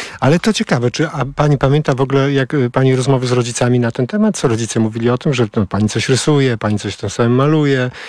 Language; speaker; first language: Polish; native; Polish